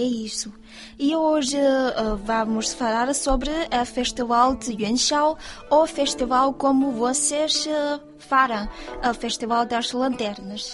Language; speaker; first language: Portuguese; non-native, fluent; Chinese